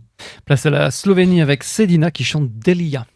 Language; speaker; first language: French; native; French